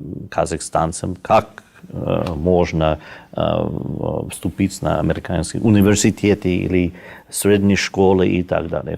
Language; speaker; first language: Russian; non-native, fluent; English